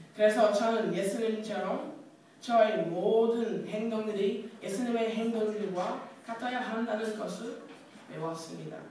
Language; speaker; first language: Korean; non-native, fluent; English